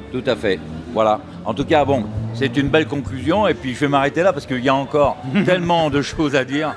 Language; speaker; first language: French; native; French